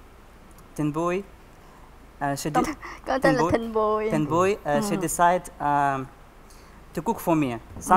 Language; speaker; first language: English; non-native, learner; Russian